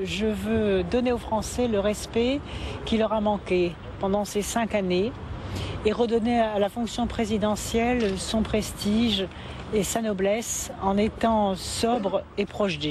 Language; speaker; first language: French; native; French